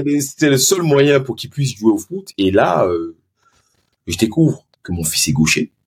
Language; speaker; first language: French; early bilingual, other home language; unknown